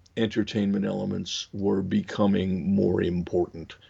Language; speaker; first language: English; native; English